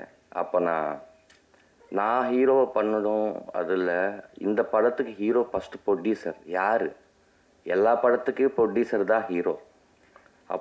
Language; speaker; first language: Tamil; non-native, learner; Telugu